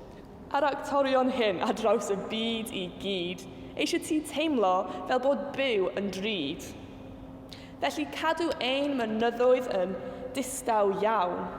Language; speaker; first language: Welsh; non-native, local second language; English